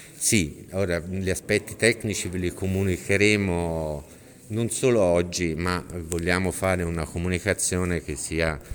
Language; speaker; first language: Italian; native; Italian